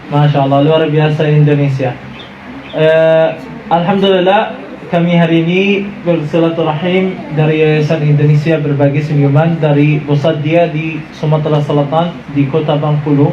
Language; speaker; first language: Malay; non-native, fluent; Arabic